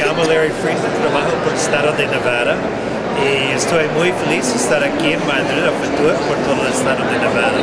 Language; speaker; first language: Spanish; non-native, learner; English